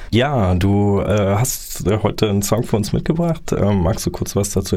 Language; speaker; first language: German; native; German